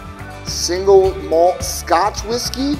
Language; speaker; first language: English; native; English